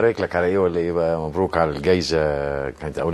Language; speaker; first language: Arabic; native; Arabic